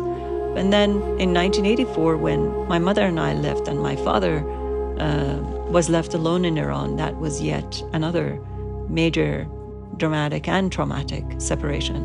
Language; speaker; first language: English; non-native, fluent; Persian